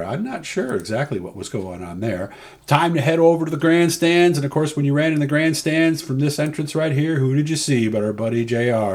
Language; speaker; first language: English; native; English